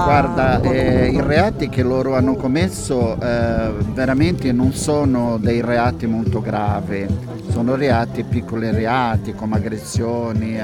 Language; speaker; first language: Italian; non-native, fluent; Portuguese